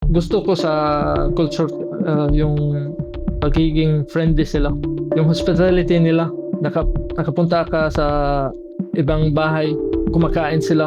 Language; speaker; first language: Filipino; non-native, fluent; Arabic